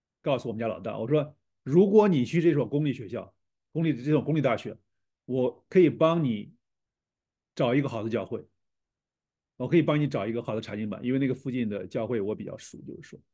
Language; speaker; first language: Chinese; native; Chinese